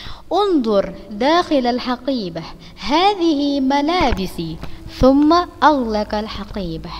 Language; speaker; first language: Arabic; non-native, fluent; Indonesian